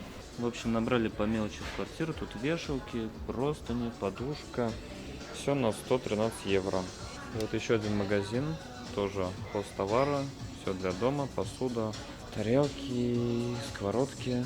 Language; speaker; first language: Russian; native; Russian